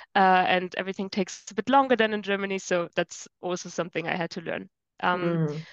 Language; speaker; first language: English; non-native, fluent; German